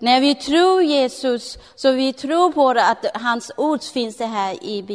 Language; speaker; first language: Swedish; non-native, learner; Thai